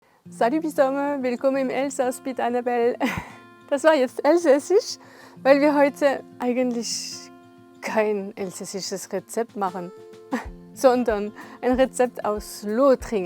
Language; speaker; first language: German; non-native, fluent; French